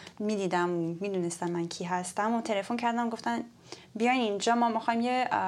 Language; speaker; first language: Persian; early bilingual, heritage; Persian